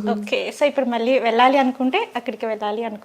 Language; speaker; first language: Telugu; native; Telugu